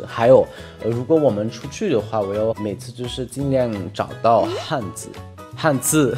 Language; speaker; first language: Chinese; non-native, fluent; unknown